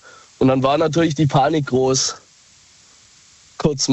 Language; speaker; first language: German; native; German